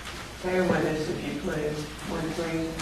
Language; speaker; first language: English; native; English